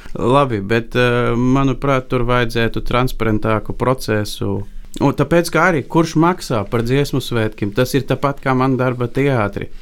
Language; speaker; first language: Latvian; non-native, fluent; Bulgarian